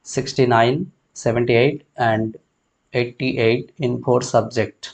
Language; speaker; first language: English; non-native, local second language; Bangla